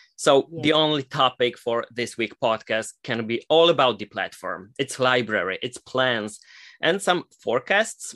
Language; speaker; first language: English; non-native, fluent; Polish